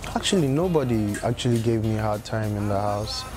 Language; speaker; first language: English; native; English